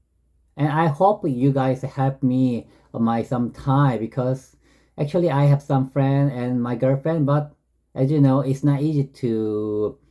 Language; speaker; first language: English; non-native, learner; Korean